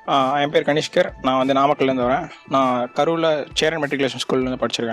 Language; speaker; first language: Tamil; native; Tamil